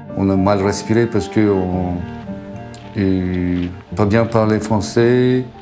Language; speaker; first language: French; non-native, learner; Turkish